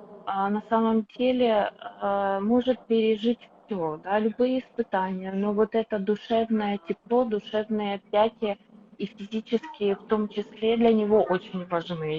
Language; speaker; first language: Russian; native; Russian